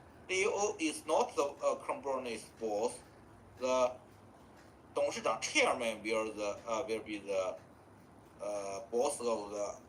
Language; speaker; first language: English; non-native, learner; Chinese